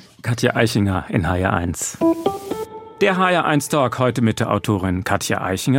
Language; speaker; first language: German; native; German